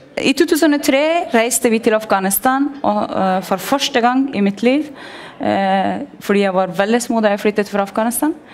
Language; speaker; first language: Norwegian; non-native, fluent; Persian